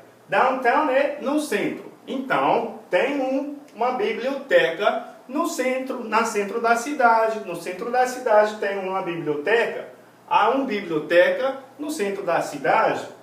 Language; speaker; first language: Portuguese; non-native, fluent; English